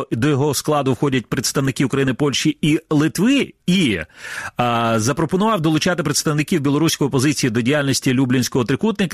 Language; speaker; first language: Ukrainian; native; Ukrainian